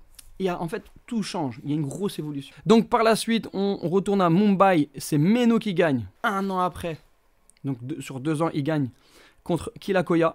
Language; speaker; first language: French; native; French